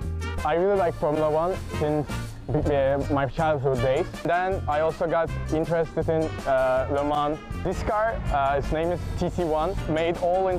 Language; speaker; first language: English; non-native, fluent; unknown